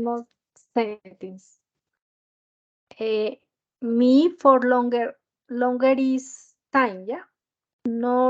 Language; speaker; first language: English; non-native, learner; Spanish